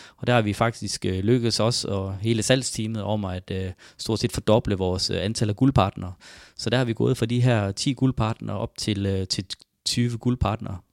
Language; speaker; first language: Danish; native; Danish